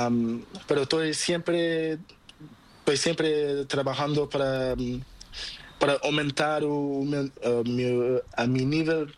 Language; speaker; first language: Spanish; non-native, fluent; Portuguese